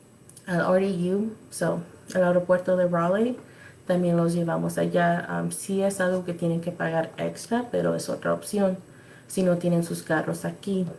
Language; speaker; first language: Spanish; early bilingual, other home language; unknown